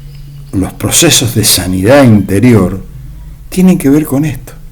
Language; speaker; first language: Spanish; native; Spanish